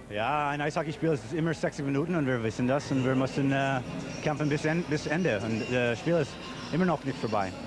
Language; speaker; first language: German; non-native, fluent; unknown